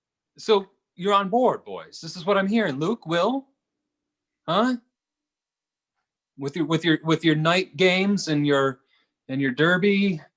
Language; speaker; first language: English; native; English